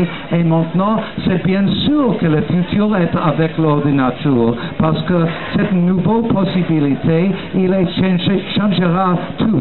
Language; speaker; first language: French; non-native, learner; English